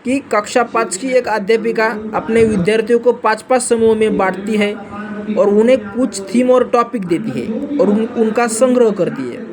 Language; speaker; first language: Hindi; non-native, local second language; Marathi